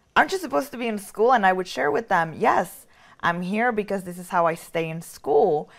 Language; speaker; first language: English; early bilingual, other home language; Spanish